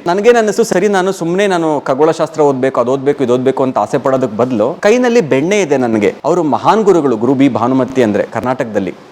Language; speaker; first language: Kannada; non-native, local second language; Telugu